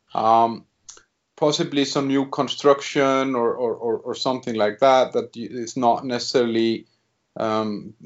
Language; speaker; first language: English; non-native, fluent; Icelandic